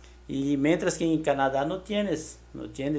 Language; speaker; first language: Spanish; non-native, learner; Portuguese